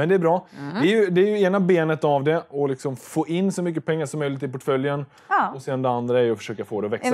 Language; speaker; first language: Swedish; native; Swedish